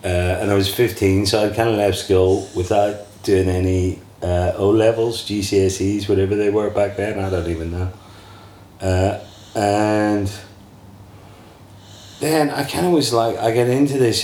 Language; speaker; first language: English; native; English